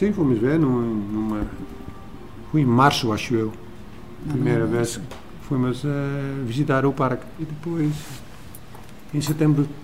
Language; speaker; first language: Portuguese; non-native, learner; Dutch